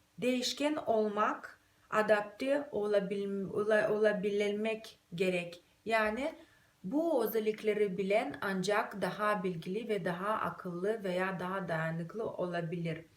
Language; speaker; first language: Turkish; non-native, fluent; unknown